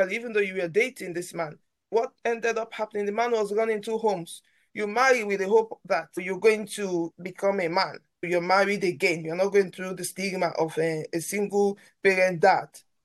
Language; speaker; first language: English; non-native, local second language; Krio